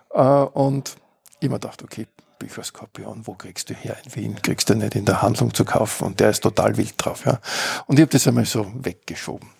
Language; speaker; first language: German; native; German